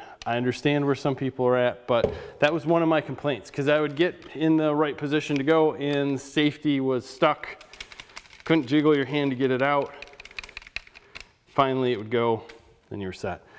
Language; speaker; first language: English; native; English